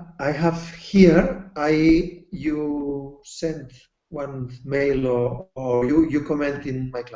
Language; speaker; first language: English; non-native, learner; Spanish